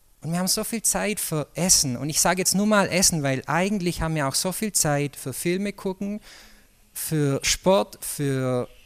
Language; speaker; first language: German; native; German